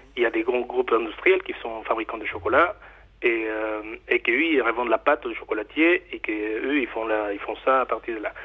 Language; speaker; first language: French; non-native, fluent; Spanish